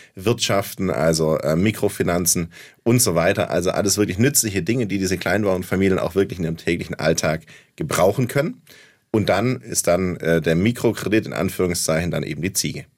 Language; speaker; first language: German; native; German